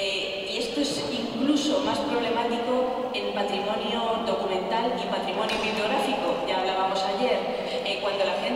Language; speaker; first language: Spanish; native; Spanish